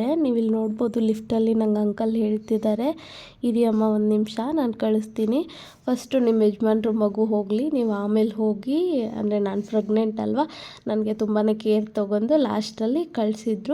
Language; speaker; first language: Kannada; native; Kannada